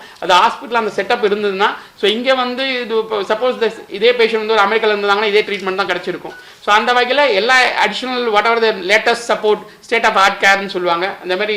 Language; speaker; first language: Tamil; native; Tamil